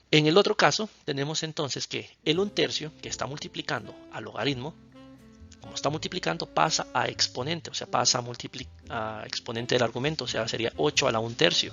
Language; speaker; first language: Spanish; native; Spanish